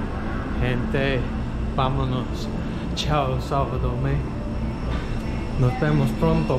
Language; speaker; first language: Spanish; non-native, learner; English